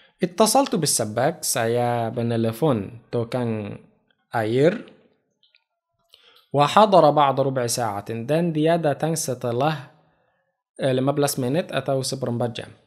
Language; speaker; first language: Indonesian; non-native, fluent; Arabic